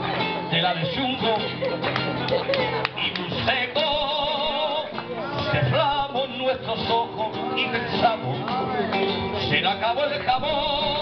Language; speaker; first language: Spanish; native; Spanish